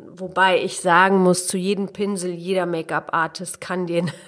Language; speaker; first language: German; early bilingual, other home language; Polish